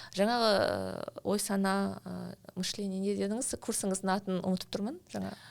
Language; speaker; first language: Kazakh; native; Kazakh